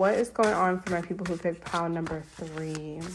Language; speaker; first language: English; native; English